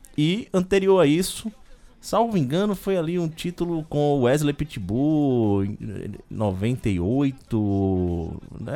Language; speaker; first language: Portuguese; native; Portuguese